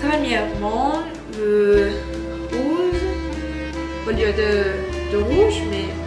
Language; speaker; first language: French; non-native, learner; Spanish